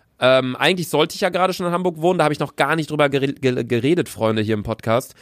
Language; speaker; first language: German; native; German